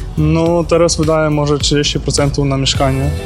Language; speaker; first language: Polish; non-native, learner; Ukrainian